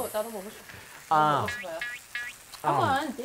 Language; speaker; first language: Korean; non-native, learner; English